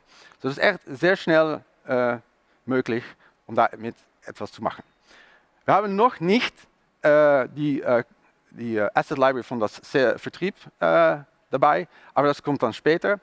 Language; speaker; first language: German; non-native, learner; Dutch